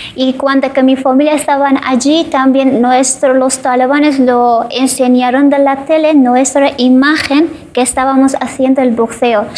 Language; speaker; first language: Spanish; non-native, fluent; Persian